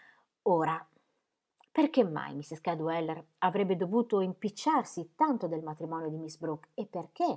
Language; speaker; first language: Italian; native; Italian